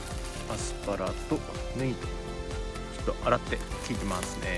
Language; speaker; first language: Japanese; native; Japanese